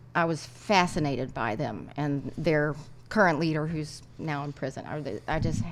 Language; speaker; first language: English; native; English